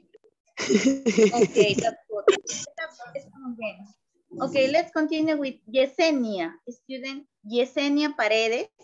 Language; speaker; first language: English; non-native, learner; Spanish